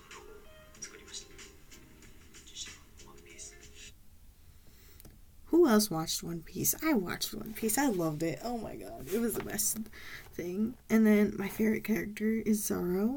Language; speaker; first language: English; native; English